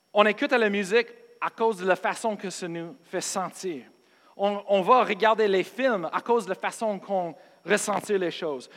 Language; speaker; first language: French; non-native, fluent; English